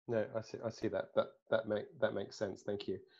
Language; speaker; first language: English; native; English